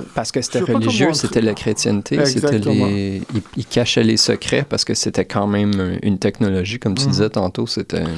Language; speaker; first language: French; native; French